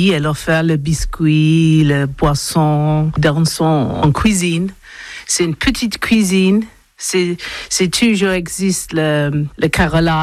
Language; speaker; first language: French; non-native, learner; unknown